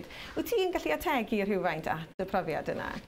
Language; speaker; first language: Welsh; native; Welsh